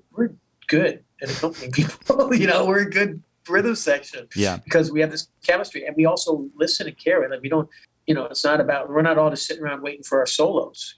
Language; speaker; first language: English; native; English